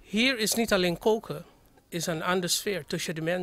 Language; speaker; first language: Dutch; non-native, fluent; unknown